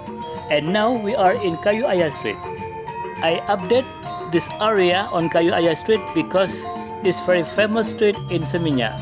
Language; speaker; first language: English; non-native, learner; Indonesian